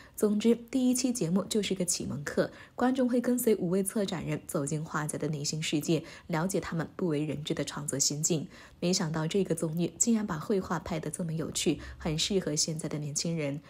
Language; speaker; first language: Chinese; native; Chinese